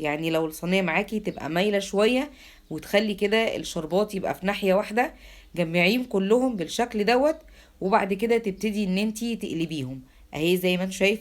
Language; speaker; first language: Arabic; native; Arabic